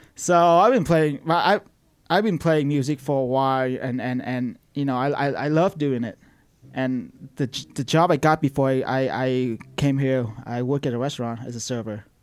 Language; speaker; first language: English; non-native, fluent; Vietnamese